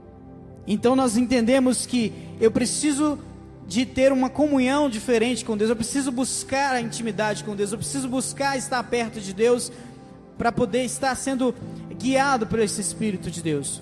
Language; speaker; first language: Portuguese; native; Portuguese